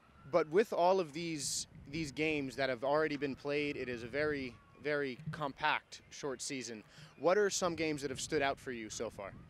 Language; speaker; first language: English; native; English